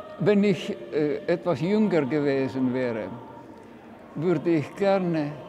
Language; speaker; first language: German; non-native, fluent; Estonian